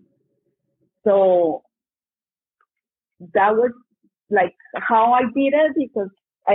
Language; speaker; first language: English; non-native, fluent; Spanish